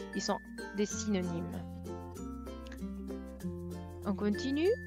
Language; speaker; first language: French; non-native, fluent; Italian